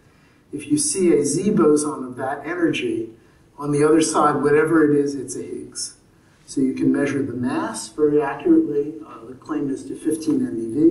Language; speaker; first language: English; native; English